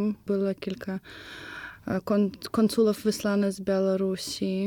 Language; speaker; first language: Polish; non-native, fluent; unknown